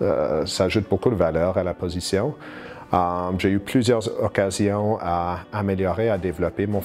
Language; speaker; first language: French; non-native, local second language; English